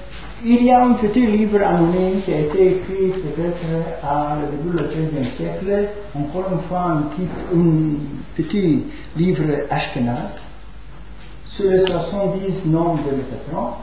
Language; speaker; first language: French; non-native, fluent; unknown